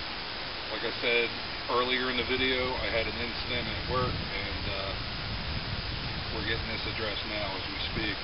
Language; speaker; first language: English; native; English